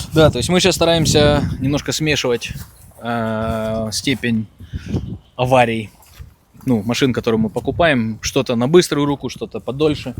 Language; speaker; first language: Russian; native; Russian